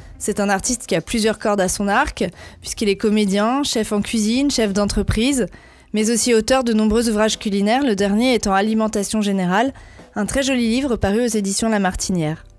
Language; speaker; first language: French; native; French